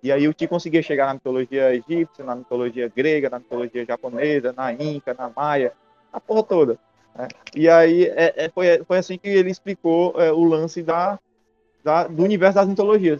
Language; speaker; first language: Portuguese; native; Portuguese